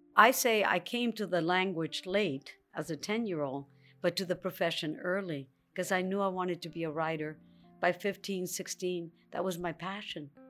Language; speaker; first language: English; early bilingual, other home language; Spanish